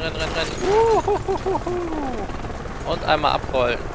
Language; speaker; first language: German; native; German